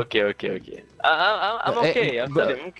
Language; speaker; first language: English; non-native, fluent; Hebrew